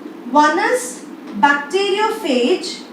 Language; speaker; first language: English; non-native, local second language; Hindi